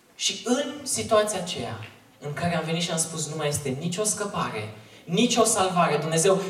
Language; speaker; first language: Romanian; native; Romanian